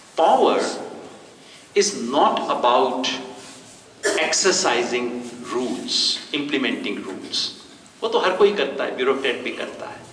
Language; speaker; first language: Hindi; native; Hindi